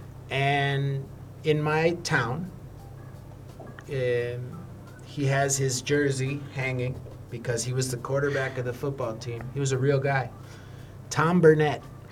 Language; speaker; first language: English; native; English